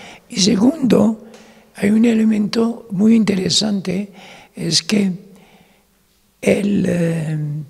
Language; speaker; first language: Spanish; non-native, fluent; Arabic